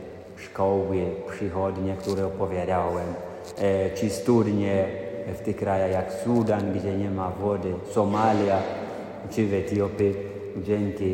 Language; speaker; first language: Polish; non-native, fluent; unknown